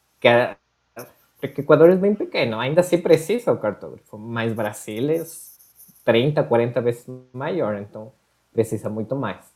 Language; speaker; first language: Portuguese; non-native, fluent; Spanish